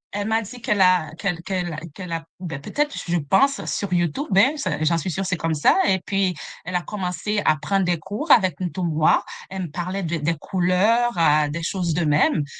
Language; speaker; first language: French; non-native, local second language; Haitian Creole